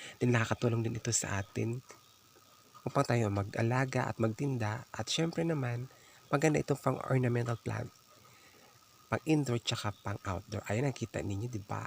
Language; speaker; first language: Filipino; native; Filipino